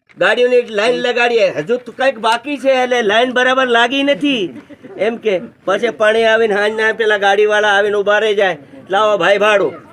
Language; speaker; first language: Gujarati; non-native, local second language; Bhili